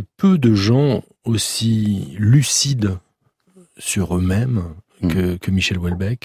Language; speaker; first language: French; native; French